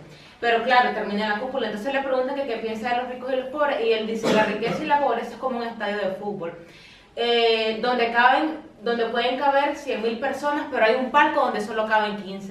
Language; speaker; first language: Spanish; native; Spanish